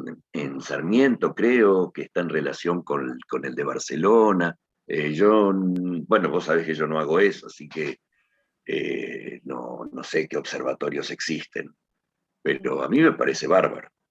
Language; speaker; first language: Spanish; native; Spanish